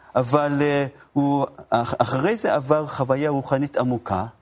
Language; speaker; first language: Hebrew; non-native, fluent; Japanese